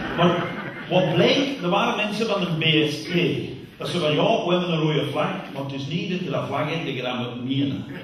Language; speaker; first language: Dutch; non-native, fluent; English